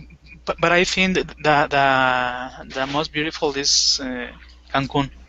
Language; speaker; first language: English; non-native, fluent; Spanish